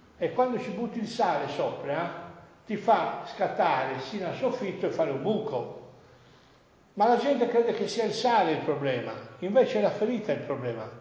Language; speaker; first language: Italian; native; Italian